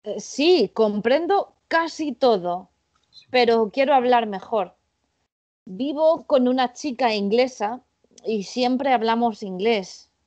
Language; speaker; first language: Spanish; native; Spanish